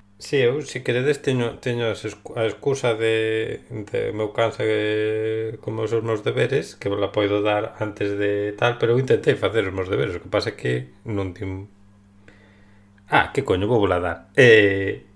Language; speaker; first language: Galician; non-native, local second language; Spanish